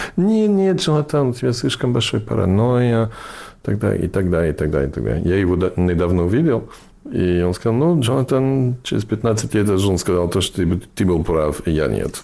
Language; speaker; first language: Russian; non-native, fluent; English